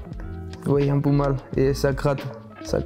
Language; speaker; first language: French; non-native, learner; Georgian